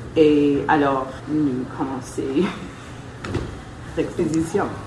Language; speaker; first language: French; non-native, local second language; English